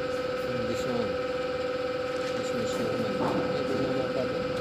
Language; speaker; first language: English; non-native, local second language; Filipino